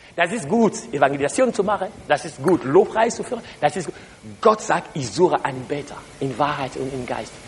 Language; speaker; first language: German; non-native, learner; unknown